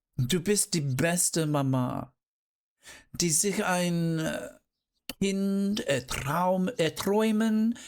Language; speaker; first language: German; non-native, learner; English